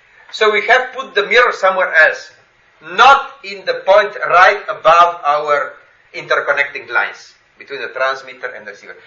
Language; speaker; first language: English; non-native, fluent; Slovenian